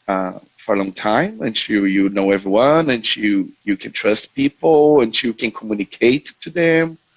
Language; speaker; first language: English; non-native, fluent; Portuguese